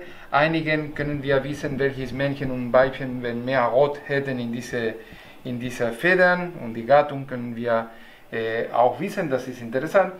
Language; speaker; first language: German; non-native, learner; Spanish